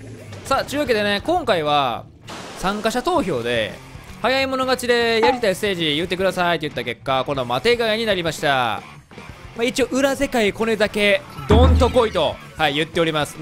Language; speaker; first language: Japanese; native; Japanese